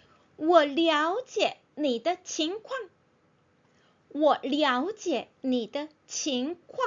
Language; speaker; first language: Chinese; non-native, fluent; Korean